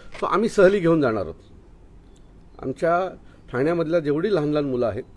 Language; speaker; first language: Marathi; native; Marathi